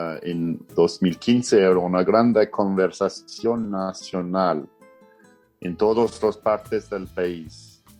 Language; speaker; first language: Spanish; non-native, fluent; English